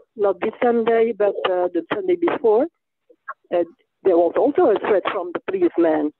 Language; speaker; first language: English; non-native, fluent; Dutch